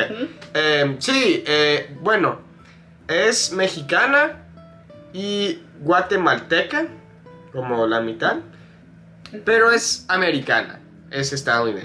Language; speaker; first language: Spanish; non-native, fluent; English